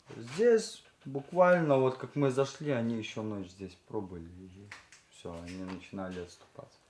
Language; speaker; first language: Russian; native; Russian